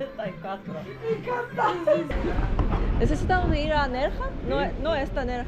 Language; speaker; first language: Spanish; non-native, learner; Korean